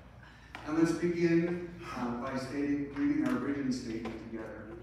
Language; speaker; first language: English; native; English